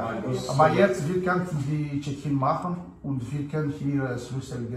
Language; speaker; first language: German; non-native, learner; Malagasy